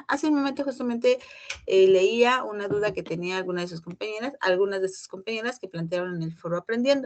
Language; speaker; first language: Spanish; native; Spanish